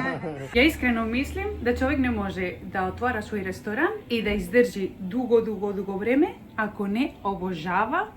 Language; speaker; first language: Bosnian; non-native, learner; Spanish